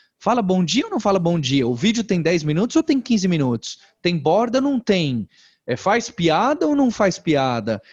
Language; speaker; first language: Portuguese; native; Portuguese